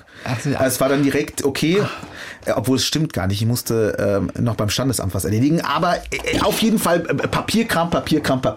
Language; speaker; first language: German; early bilingual, other home language; Arabic